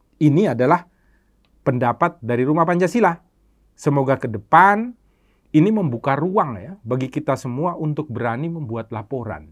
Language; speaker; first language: Indonesian; native; Indonesian